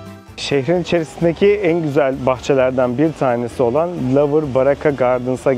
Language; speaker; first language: Turkish; native; Turkish